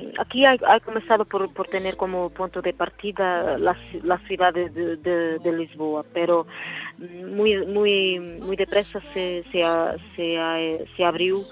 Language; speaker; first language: Spanish; non-native, learner; Portuguese